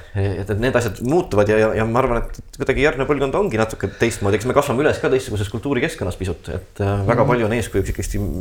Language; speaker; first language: Estonian; native; Estonian